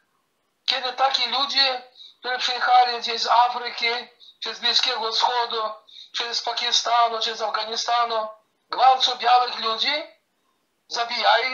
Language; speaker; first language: Polish; early bilingual, heritage; Polish